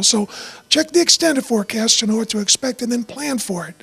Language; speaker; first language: English; native; English